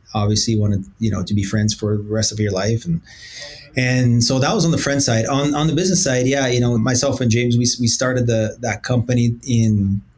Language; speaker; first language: English; early bilingual, other home language; Portuguese